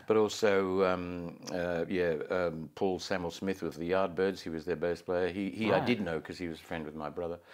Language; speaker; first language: English; native; English